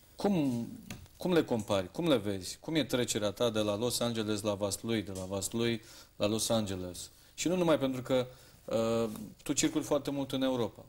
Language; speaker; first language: Romanian; native; Romanian